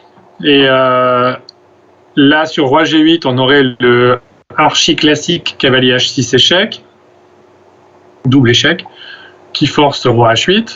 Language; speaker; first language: French; native; French